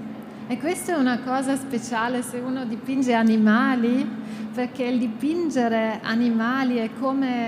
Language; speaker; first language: Italian; non-native, fluent; German